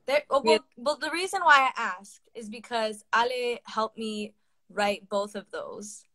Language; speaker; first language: English; early bilingual, other home language; Spanish